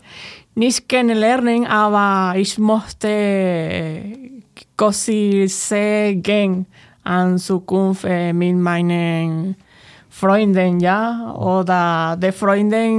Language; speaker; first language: German; non-native, learner; Spanish